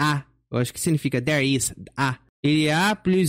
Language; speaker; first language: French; non-native, learner; Portuguese